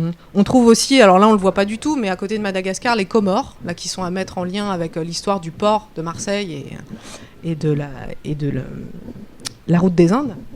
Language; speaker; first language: French; native; French